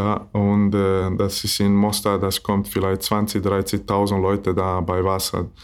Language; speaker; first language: German; non-native, learner; Bosnian